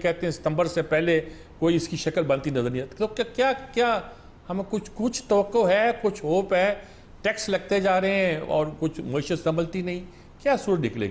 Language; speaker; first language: Urdu; native; Urdu